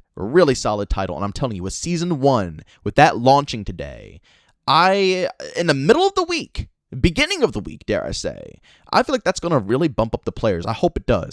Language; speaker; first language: English; native; English